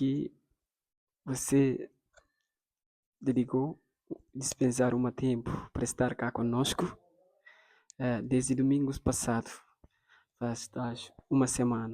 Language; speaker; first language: Portuguese; non-native, local second language; Fula